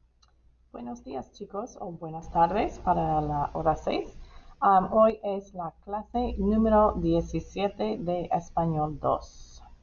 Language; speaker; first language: Spanish; non-native, fluent; English